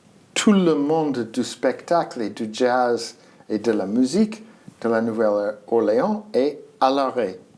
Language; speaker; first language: French; non-native, fluent; English